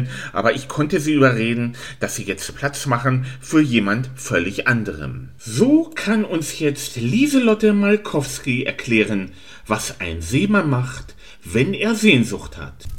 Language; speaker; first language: German; native; German